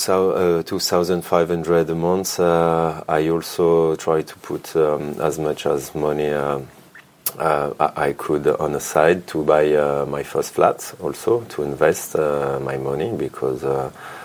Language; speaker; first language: English; non-native, fluent; French